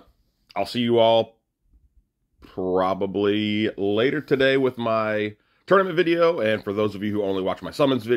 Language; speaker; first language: English; native; English